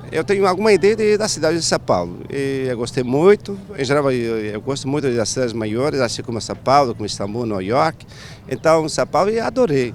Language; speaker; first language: Portuguese; non-native, fluent; Turkish